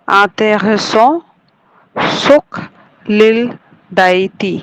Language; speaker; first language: French; non-native, learner; Bangla